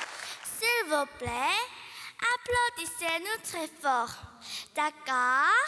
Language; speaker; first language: French; non-native, learner; Korean